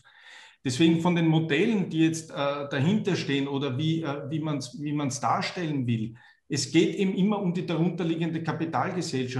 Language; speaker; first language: German; native; German